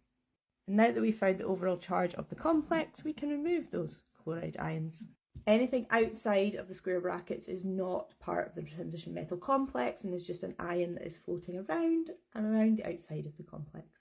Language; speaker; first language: English; native; English